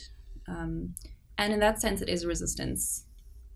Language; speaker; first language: English; non-native, local second language; Afrikaans